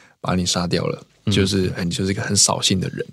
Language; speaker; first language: Chinese; native; Chinese